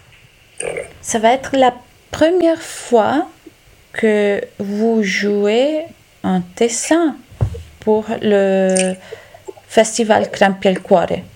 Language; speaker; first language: French; non-native, learner; Italian